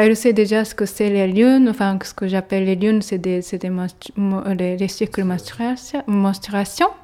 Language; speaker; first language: French; non-native, fluent; Japanese